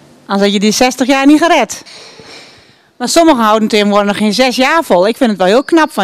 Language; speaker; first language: Dutch; native; Dutch